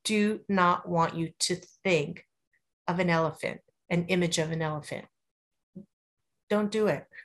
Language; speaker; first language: English; native; English